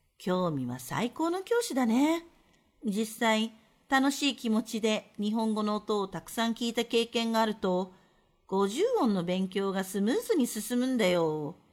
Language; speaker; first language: Japanese; native; Japanese